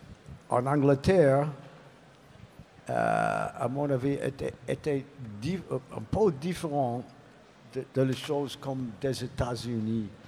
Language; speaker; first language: French; non-native, learner; English